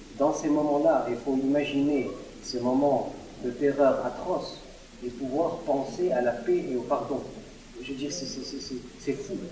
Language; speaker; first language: French; non-native, local second language; Arabic